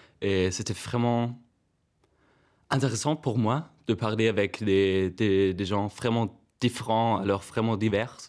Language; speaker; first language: French; non-native, fluent; German